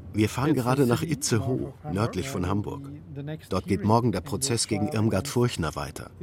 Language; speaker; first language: German; early bilingual, other home language; Turkish